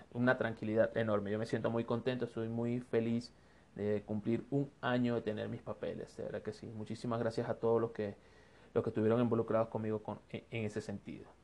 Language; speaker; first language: Spanish; native; Spanish